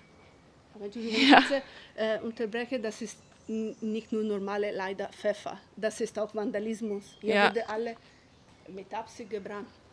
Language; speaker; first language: German; non-native, fluent; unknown